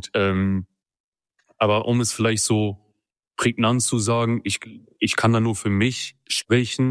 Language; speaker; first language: German; early bilingual, other home language; Kurdish